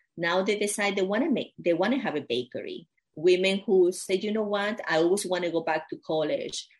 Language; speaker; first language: English; non-native, fluent; Spanish